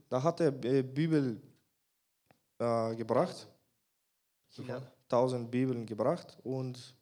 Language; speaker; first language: German; non-native, fluent; Bulgarian